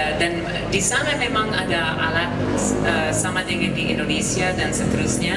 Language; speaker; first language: Indonesian; non-native, fluent; English